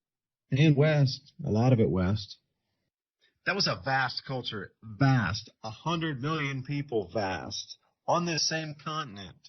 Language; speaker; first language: English; native; English